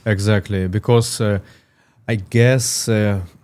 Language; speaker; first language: English; non-native, learner; Russian